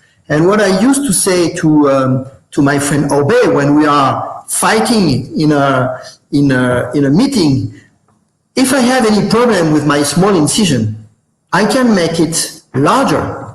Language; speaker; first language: English; non-native, fluent; French